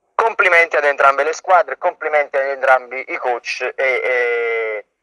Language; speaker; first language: Italian; native; Italian